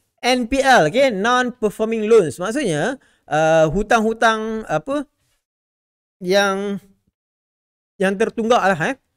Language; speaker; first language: Malay; native; Malay